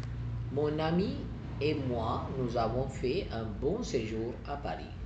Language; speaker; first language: French; non-native, fluent; Tamil